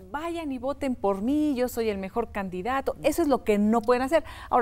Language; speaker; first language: Spanish; native; Spanish